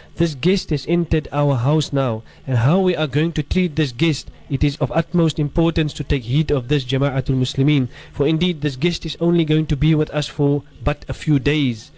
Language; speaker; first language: English; native; English